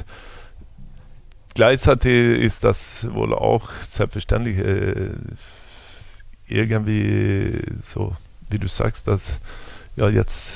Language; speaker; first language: German; non-native, fluent; Swedish